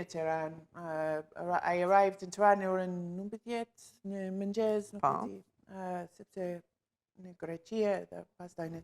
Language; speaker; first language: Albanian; non-native, learner; English